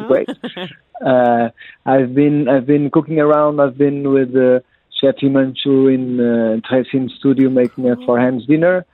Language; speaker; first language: English; non-native, fluent; Portuguese